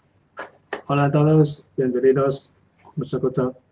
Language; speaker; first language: Spanish; non-native, learner; Chinese